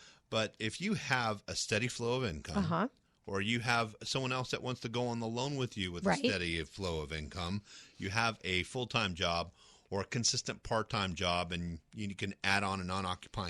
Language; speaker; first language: English; native; English